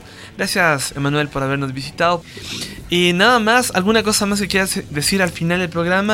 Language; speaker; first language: Spanish; native; Spanish